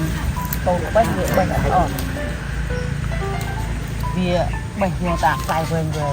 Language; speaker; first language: Khmer; native; Khmer